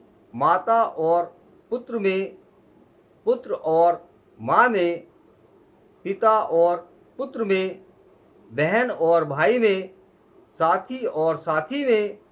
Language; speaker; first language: Hindi; native; Hindi